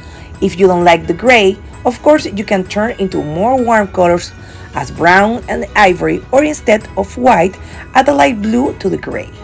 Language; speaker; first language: English; non-native, fluent; Spanish